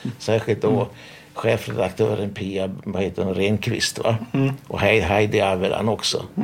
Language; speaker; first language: Swedish; early bilingual, other home language; Hungarian